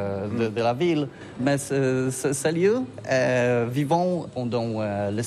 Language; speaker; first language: French; non-native, learner; Polish